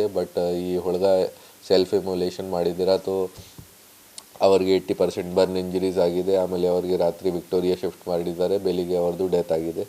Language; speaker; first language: Kannada; non-native, fluent; Hindi